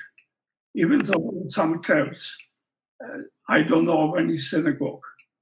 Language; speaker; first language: English; non-native, fluent; Polish